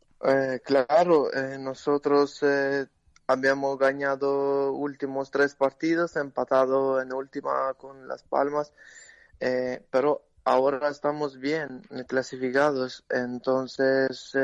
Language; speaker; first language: Spanish; non-native, learner; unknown